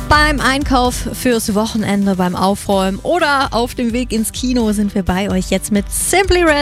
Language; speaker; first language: German; native; German